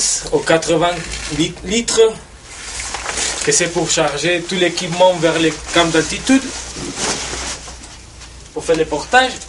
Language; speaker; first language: French; non-native, fluent; Spanish